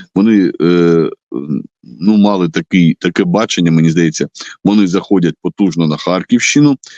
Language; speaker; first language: Ukrainian; non-native, local second language; Russian